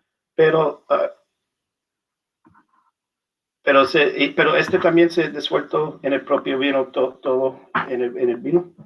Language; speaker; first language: Spanish; non-native, learner; English